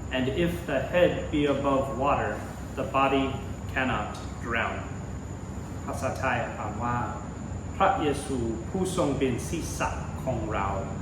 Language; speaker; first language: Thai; non-native, fluent; English